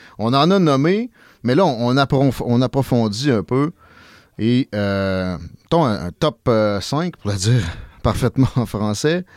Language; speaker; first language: French; native; French